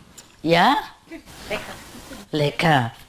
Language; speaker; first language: German; non-native, learner; Vietnamese